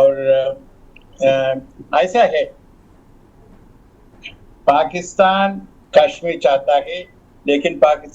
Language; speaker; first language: Hindi; non-native, local second language; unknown